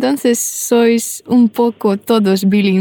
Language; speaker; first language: Spanish; non-native, fluent; Russian